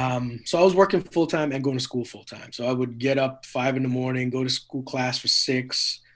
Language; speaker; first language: English; native; English